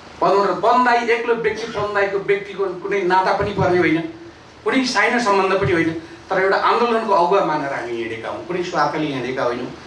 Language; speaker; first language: Nepali; native; Nepali